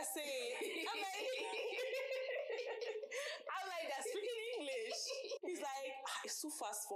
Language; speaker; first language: English; non-native, local second language; Igbo